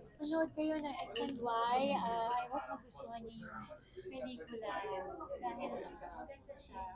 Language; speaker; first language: Filipino; native; Filipino